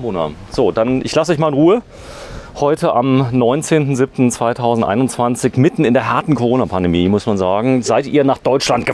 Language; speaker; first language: German; native; German